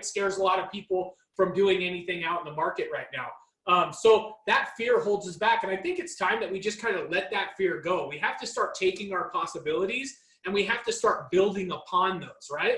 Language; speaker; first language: English; native; English